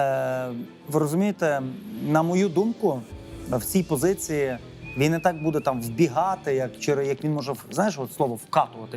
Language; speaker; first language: Ukrainian; native; Ukrainian